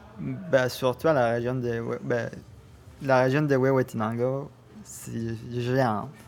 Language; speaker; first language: French; non-native, learner; Spanish